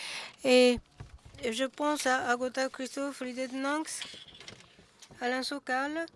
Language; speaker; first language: French; non-native, fluent; Japanese